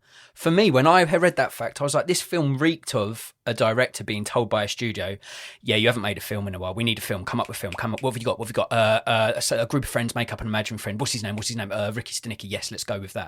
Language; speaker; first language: English; native; English